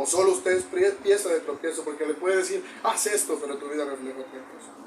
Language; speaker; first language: Spanish; native; Spanish